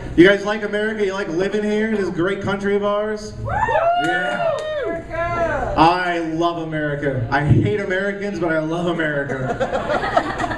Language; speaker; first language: English; native; English